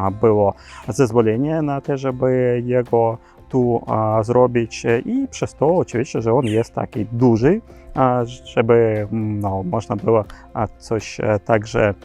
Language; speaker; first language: Polish; non-native, learner; Ukrainian